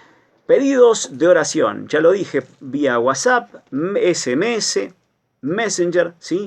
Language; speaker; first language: Spanish; native; Spanish